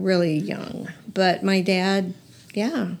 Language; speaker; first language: English; native; English